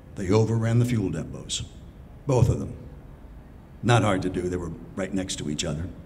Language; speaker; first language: English; native; English